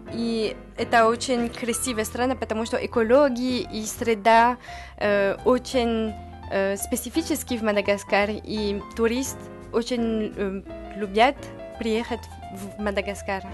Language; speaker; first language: Russian; non-native, learner; French